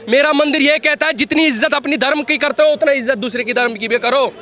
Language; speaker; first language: Hindi; native; Hindi